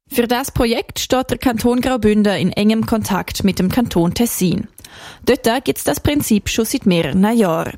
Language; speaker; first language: German; native; German